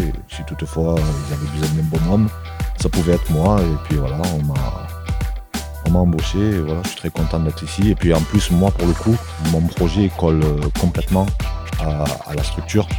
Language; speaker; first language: French; native; French